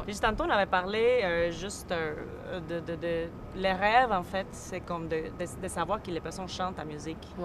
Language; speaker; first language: French; native; French